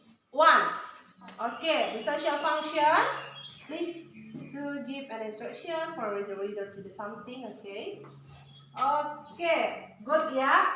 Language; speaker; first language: English; non-native, learner; Indonesian